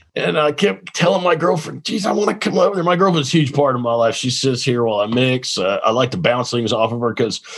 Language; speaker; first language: English; native; English